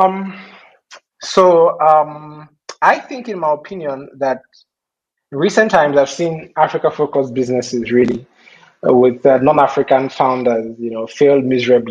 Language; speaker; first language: English; non-native, local second language; Igbo